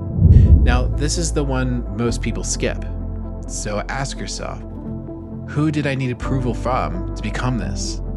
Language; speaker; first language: English; native; English